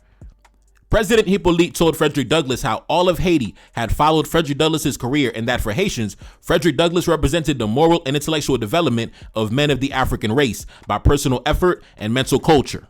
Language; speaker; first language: English; native; English